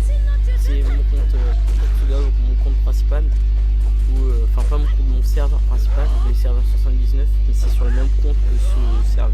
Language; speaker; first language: French; native; French